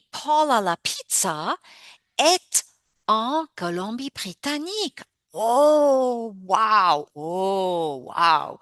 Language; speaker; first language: French; non-native, fluent; English